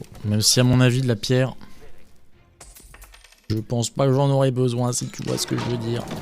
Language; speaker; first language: French; native; French